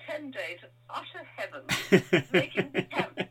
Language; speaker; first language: English; native; English